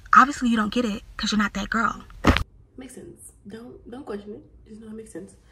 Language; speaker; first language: English; native; English